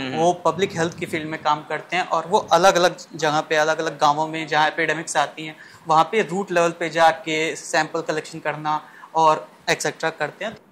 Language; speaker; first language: Hindi; native; Hindi